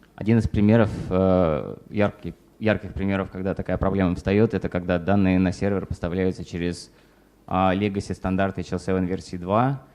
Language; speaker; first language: Russian; native; Russian